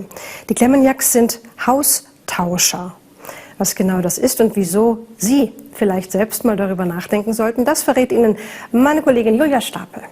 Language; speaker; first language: German; native; German